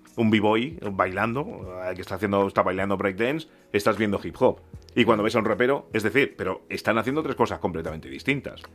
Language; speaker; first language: Spanish; early bilingual, other home language; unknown